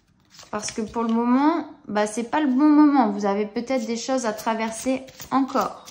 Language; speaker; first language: French; native; French